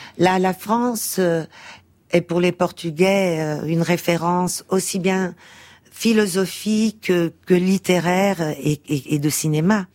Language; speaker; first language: French; early bilingual, other home language; Portuguese